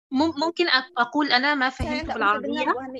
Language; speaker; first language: Indonesian; non-native, learner; Arabic